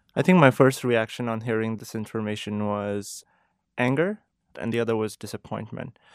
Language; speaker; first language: English; non-native, local second language; Urdu